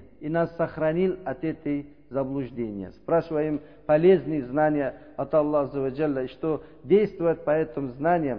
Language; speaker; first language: Russian; non-native, learner; Uzbek